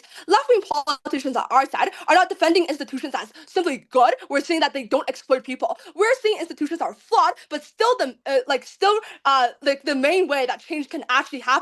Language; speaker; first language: English; non-native, fluent; Chinese